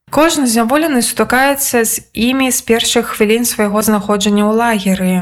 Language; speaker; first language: Belarusian; native; Belarusian